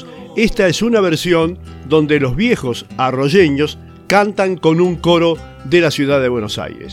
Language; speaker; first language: Spanish; native; Spanish